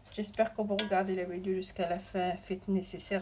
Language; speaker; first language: French; non-native, local second language; Arabic